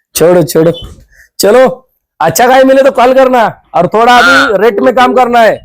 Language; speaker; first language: Hindi; non-native, local second language; Marathi